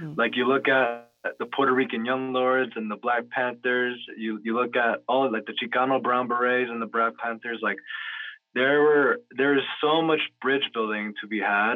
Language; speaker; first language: English; native; English